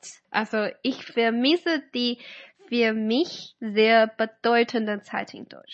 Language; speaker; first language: German; non-native, fluent; Chinese